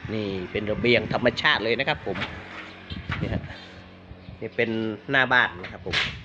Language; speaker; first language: Thai; native; Thai